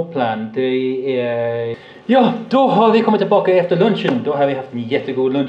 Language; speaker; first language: Swedish; non-native, fluent; English